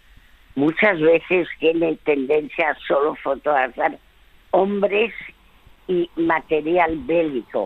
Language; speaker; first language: Spanish; early bilingual, other home language; French